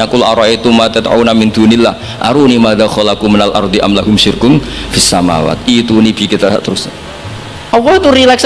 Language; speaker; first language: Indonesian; non-native, local second language; Javanese